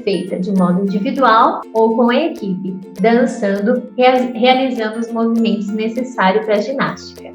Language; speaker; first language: Portuguese; native; Portuguese